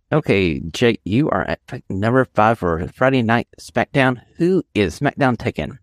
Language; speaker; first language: English; native; English